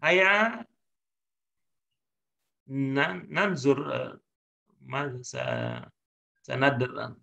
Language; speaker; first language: Arabic; non-native, fluent; Indonesian